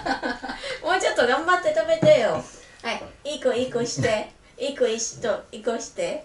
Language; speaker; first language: Japanese; non-native, learner; Vietnamese